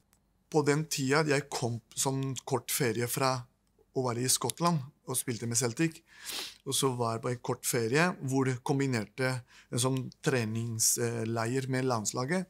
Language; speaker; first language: Norwegian; non-native, fluent; Spanish